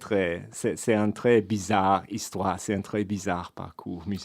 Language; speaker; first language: French; non-native, fluent; English